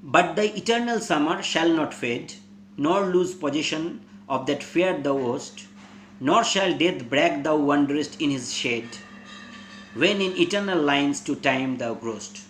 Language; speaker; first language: English; non-native, local second language; Bangla